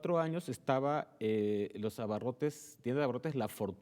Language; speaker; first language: Spanish; native; Spanish